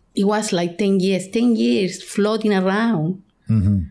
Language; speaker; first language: English; non-native, fluent; Spanish